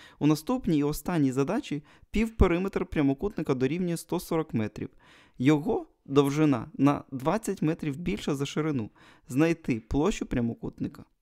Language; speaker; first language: Ukrainian; non-native, local second language; Russian